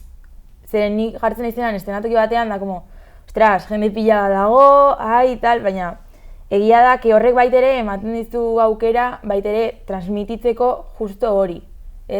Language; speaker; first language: Basque; non-native, local second language; Spanish